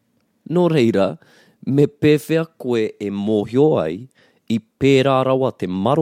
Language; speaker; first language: Māori; non-native, local second language; English